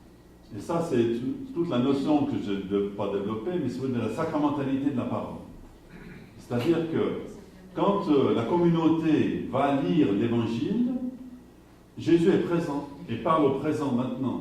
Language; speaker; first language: French; native; French